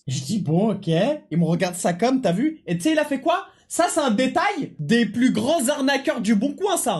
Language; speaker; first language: French; native; French